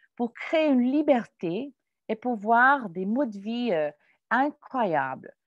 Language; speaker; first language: French; non-native, fluent; English